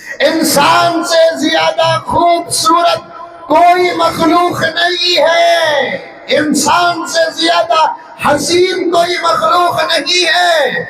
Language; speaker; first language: Urdu; native; Urdu